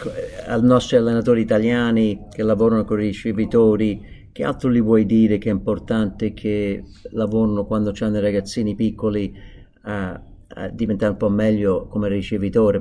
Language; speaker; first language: Italian; non-native, fluent; English